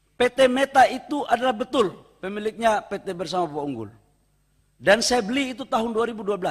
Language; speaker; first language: Indonesian; native; Indonesian